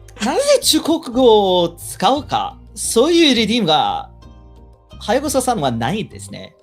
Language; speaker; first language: Japanese; non-native, learner; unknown